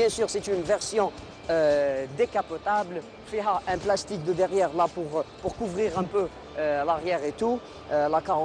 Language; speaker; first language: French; non-native, local second language; Arabic